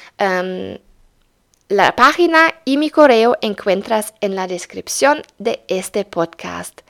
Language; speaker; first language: Spanish; non-native, fluent; German